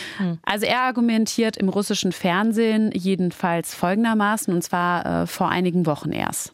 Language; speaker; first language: German; native; German